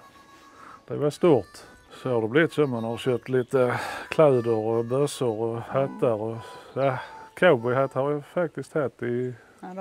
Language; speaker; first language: Swedish; native; Swedish